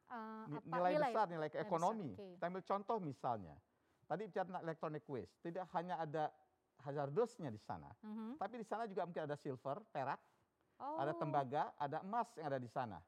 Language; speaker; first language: Indonesian; native; Indonesian